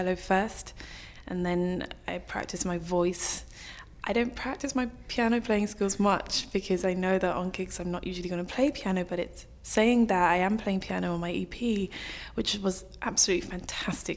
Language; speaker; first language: English; native; English